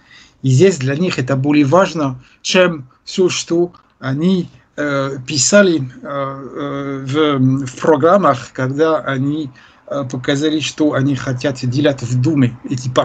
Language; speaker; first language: Russian; non-native, fluent; French